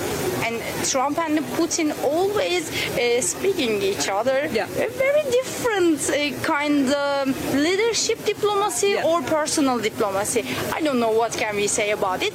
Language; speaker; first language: English; non-native, fluent; Turkish